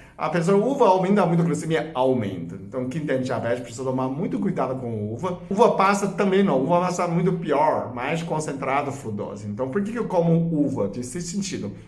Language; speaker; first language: Portuguese; non-native, fluent; Chinese